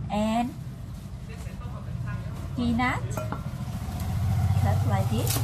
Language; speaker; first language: English; non-native, learner; Vietnamese